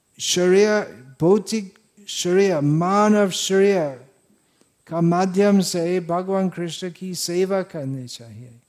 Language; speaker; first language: Hindi; non-native, fluent; English